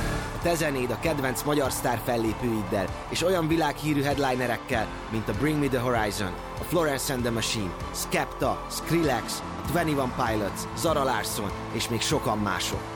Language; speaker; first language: Hungarian; native; Hungarian